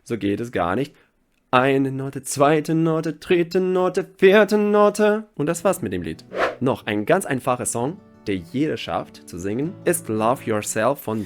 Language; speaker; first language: German; non-native, fluent; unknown